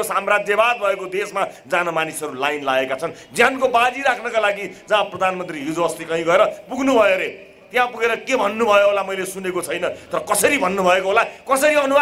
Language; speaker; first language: Nepali; native; Nepali